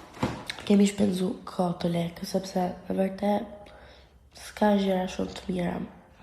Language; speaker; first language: Albanian; early bilingual, heritage; Albanian